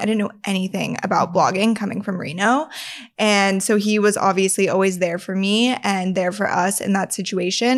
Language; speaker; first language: English; native; English